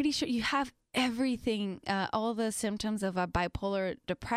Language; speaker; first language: English; non-native, fluent; Spanish